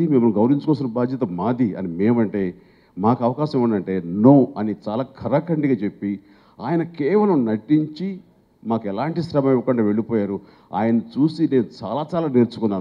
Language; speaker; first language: Telugu; native; Telugu